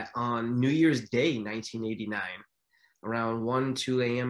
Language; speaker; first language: English; native; English